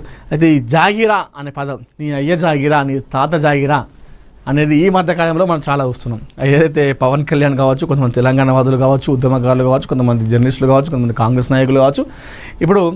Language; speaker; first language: Telugu; native; Telugu